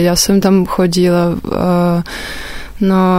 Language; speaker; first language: Czech; non-native, fluent; Russian